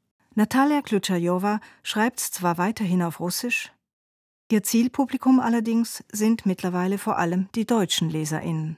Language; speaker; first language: German; native; German